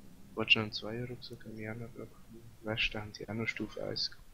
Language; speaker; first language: German; native; German